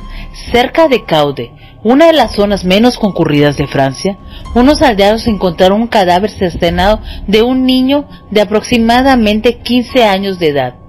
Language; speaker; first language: Spanish; native; Spanish